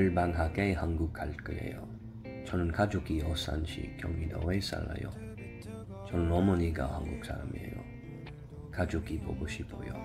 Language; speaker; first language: Korean; non-native, learner; English